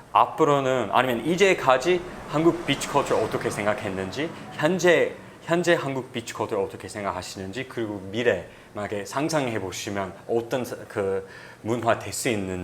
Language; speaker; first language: Korean; non-native, fluent; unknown